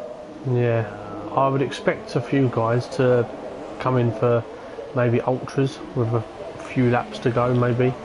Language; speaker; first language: English; native; English